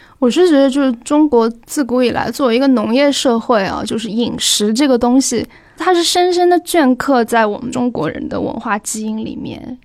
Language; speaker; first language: Chinese; native; Chinese